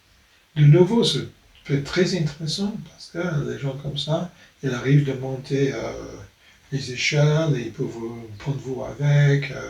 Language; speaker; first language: French; non-native, fluent; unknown